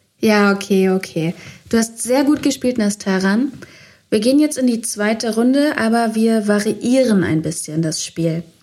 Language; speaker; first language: German; native; German